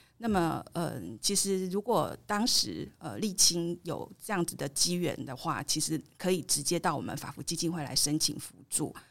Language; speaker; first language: Chinese; native; Chinese